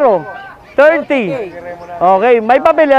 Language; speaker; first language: Filipino; native; Filipino